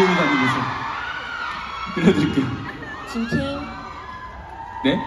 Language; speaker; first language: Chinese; non-native, learner; Korean